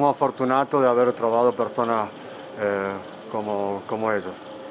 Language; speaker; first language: Italian; non-native, learner; Spanish